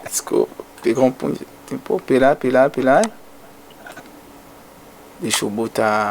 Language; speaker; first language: Portuguese; non-native, learner; Haitian Creole